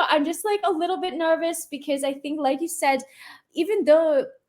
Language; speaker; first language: English; native; English